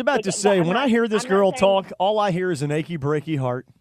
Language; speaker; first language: English; native; English